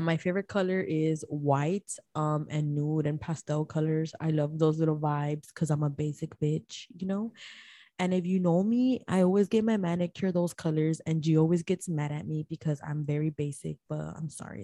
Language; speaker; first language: English; early bilingual, other home language; Spanish